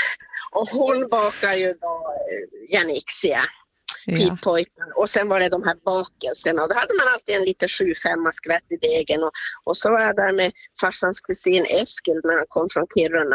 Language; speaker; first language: Swedish; native; Swedish